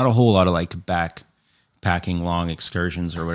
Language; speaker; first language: English; native; English